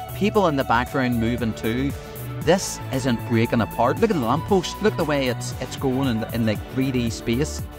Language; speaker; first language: English; native; English